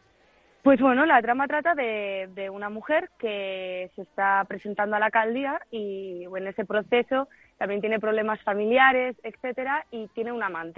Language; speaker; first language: Spanish; native; Spanish